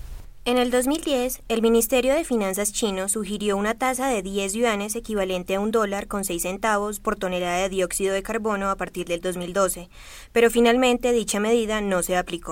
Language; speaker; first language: Spanish; native; Spanish